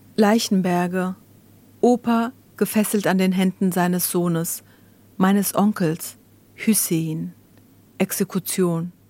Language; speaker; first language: German; early bilingual, other home language; Kurdish